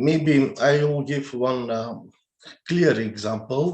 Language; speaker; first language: English; non-native, learner; Bulgarian